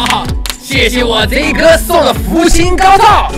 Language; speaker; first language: Chinese; native; Chinese